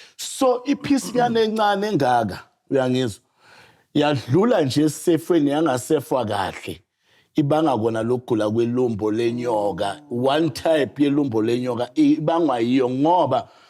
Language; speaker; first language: Zulu; native; Zulu